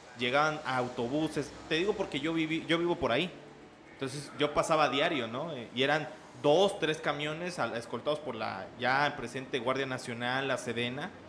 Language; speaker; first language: Spanish; native; Spanish